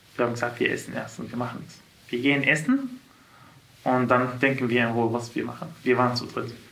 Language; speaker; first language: German; non-native, fluent; Arabic